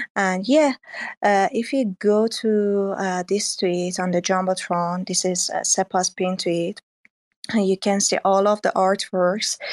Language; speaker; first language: English; non-native, fluent; Persian